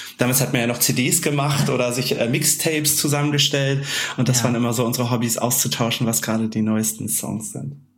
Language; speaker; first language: German; native; German